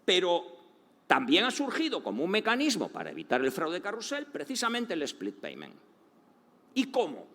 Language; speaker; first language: Spanish; native; Spanish